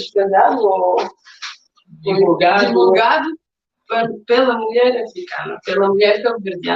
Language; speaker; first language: Portuguese; non-native, local second language; Kabuverdianu